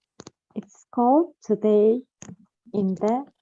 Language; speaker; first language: English; non-native, learner; Russian